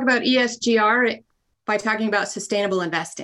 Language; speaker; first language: English; native; English